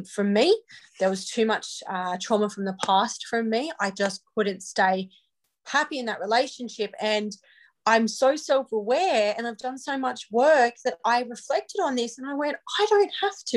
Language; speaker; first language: English; native; English